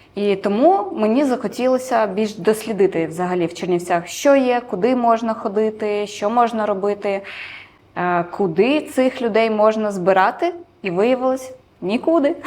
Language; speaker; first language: Ukrainian; non-native, local second language; Romanian